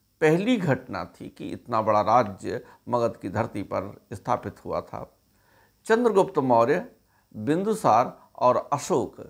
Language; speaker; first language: Hindi; native; Hindi